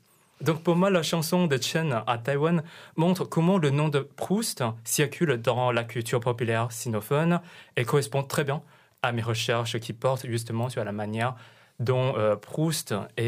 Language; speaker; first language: French; non-native, fluent; Chinese